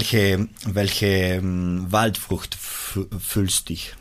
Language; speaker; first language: German; non-native, local second language; Italian